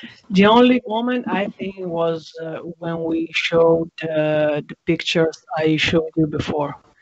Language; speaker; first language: English; non-native, fluent; Italian